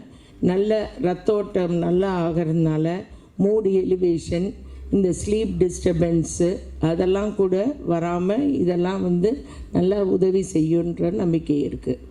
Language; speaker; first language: Tamil; native; Tamil